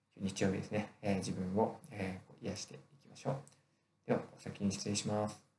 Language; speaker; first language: Japanese; native; Japanese